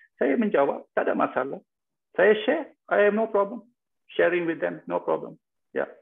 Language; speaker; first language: Malay; non-native, local second language; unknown